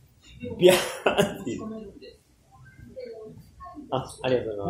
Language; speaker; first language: Japanese; native; Japanese